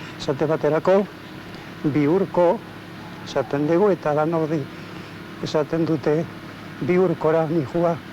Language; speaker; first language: Basque; non-native, local second language; Spanish